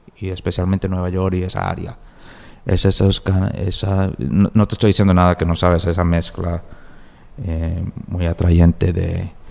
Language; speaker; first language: Spanish; early bilingual, heritage; Spanish